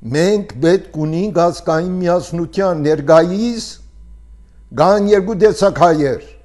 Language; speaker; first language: Armenian; early bilingual, heritage; Armenian